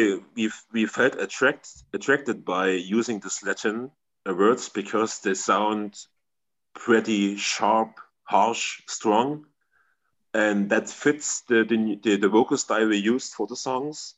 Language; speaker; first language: English; non-native, fluent; German